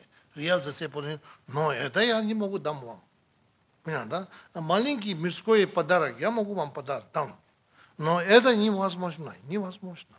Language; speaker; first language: Russian; non-native, learner; Tibetan